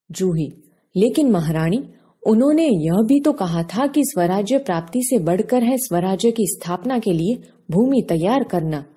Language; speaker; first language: Hindi; non-native, local second language; Gujarati